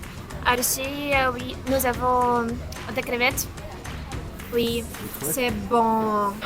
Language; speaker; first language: French; non-native, learner; Russian